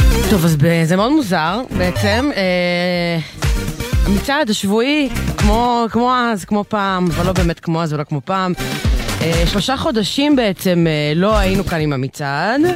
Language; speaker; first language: Hebrew; native; Hebrew